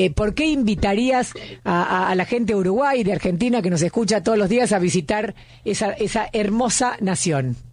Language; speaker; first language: Spanish; native; Spanish